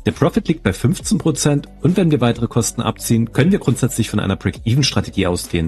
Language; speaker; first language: German; native; German